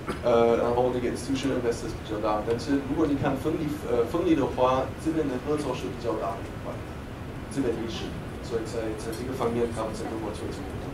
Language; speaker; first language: Chinese; non-native, fluent; German